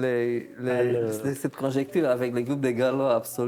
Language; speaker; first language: French; non-native, fluent; Romanian